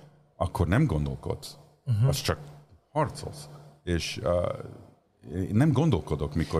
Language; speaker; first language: Hungarian; early bilingual, heritage; Hungarian